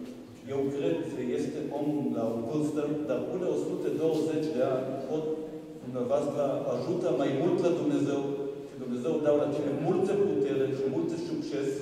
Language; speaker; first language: Romanian; non-native, learner; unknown